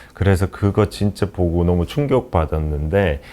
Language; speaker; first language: Korean; non-native, fluent; English